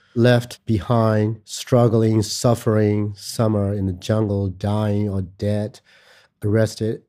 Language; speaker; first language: English; non-native, fluent; Burmese